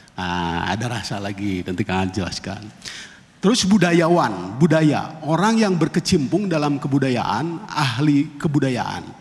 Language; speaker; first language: Indonesian; non-native, local second language; Sundanese